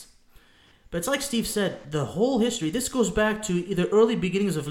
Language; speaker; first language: English; native; English